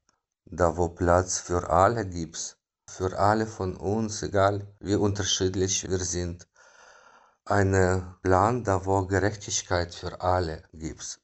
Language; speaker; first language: German; non-native, fluent; Ukrainian